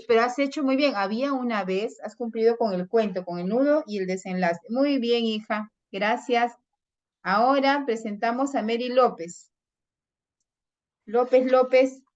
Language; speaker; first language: Spanish; native; Spanish